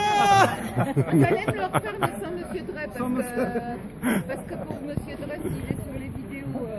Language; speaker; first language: French; native; French